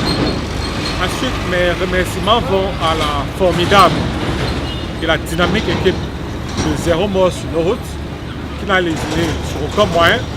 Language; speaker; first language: French; native; French